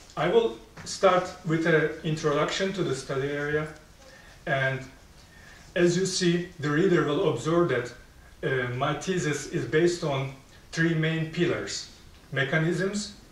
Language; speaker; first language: English; non-native, fluent; Turkish